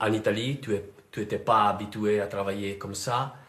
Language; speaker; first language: French; non-native, fluent; Italian